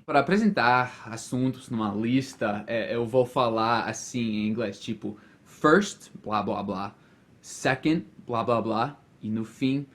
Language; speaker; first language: Portuguese; non-native, fluent; English